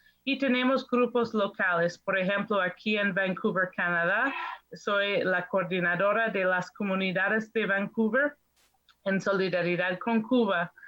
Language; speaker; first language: Spanish; non-native, fluent; English